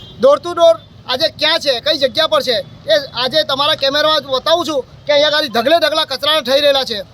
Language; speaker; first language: Gujarati; native; Gujarati